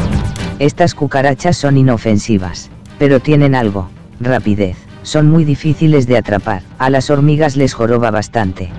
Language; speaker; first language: Spanish; native; Spanish